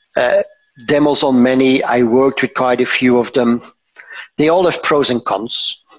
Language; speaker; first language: English; non-native, fluent; Dutch